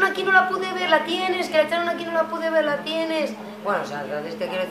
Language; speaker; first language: Spanish; native; Spanish